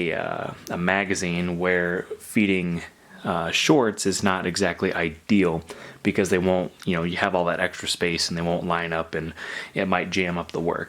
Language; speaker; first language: English; native; English